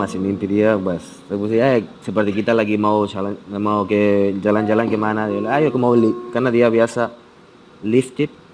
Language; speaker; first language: Indonesian; non-native, fluent; Spanish